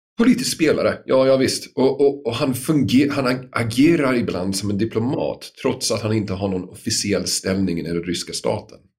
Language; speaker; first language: Swedish; non-native, fluent; English